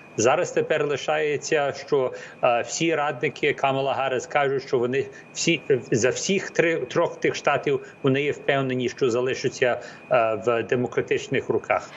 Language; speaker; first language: Ukrainian; early bilingual, heritage; Ukrainian